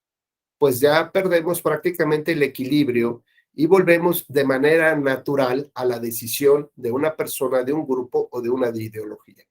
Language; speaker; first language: Spanish; native; Spanish